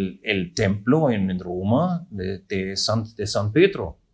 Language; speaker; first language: Spanish; non-native, fluent; German